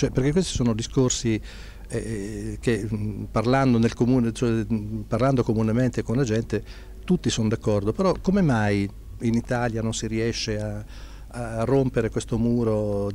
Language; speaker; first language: Italian; native; Italian